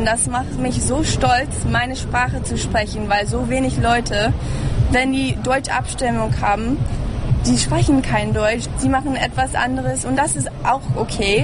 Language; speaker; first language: German; early bilingual, heritage; English